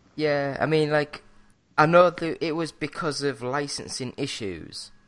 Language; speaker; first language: English; native; English